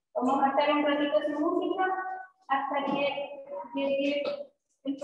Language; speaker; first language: Spanish; native; Spanish